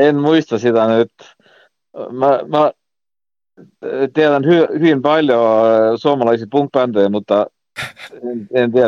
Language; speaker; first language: Finnish; non-native, fluent; Estonian